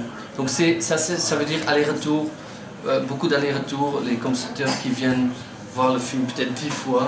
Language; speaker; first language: French; non-native, fluent; Dutch